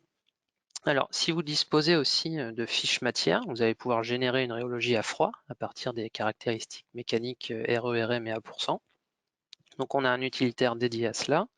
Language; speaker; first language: French; native; French